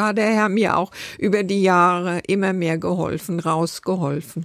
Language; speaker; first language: German; native; German